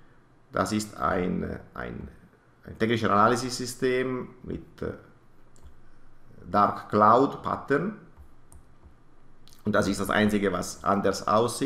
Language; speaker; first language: German; non-native, fluent; Italian